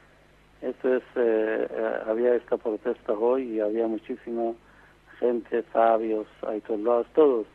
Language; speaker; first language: Spanish; non-native, fluent; Persian